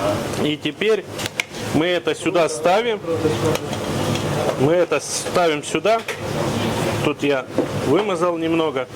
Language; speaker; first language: Russian; native; Russian